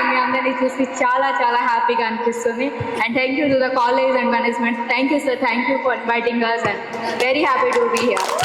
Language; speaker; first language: Telugu; non-native, fluent; Odia